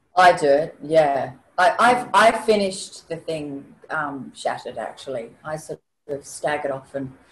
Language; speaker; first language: English; native; English